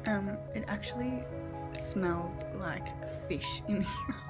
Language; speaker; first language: English; native; English